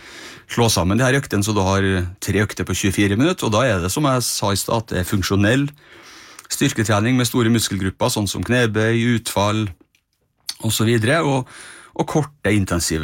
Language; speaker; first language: Norwegian; native; Norwegian